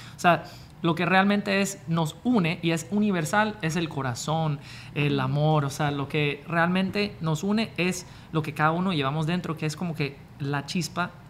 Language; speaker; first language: Spanish; non-native, fluent; English